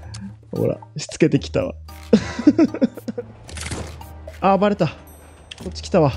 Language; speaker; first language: Japanese; native; Japanese